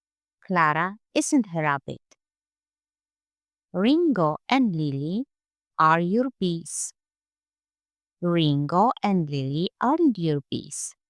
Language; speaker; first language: English; non-native, fluent; Polish